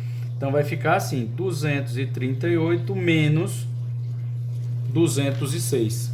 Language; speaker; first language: Portuguese; native; Portuguese